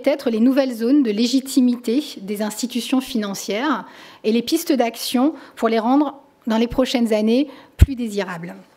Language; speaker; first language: French; native; French